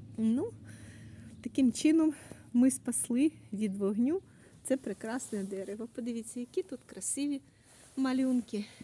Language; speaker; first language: Ukrainian; native; Ukrainian